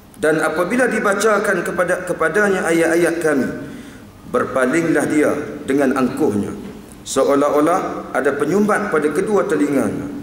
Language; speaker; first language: Malay; native; Malay